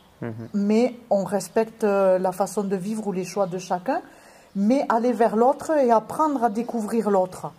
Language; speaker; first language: French; native; French